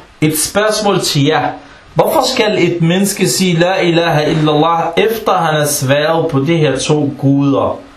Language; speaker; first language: Danish; non-native, fluent; Arabic